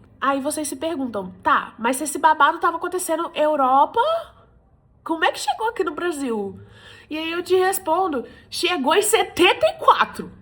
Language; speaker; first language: Portuguese; native; Portuguese